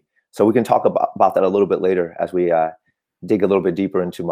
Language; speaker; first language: English; early bilingual, other home language; Cantonese